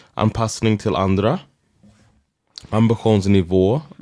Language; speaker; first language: Swedish; non-native, learner; English